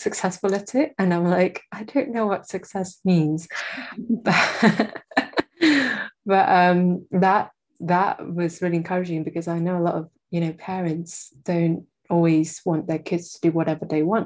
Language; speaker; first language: English; native; English